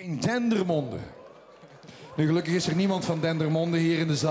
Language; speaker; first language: Dutch; native; Dutch